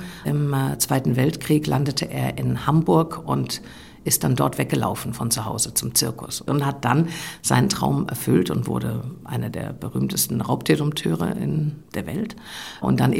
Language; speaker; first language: German; native; German